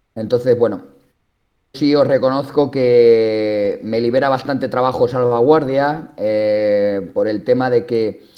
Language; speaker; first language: Spanish; native; Spanish